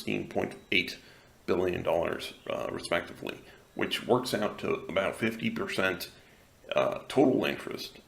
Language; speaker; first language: English; non-native, local second language; Spanish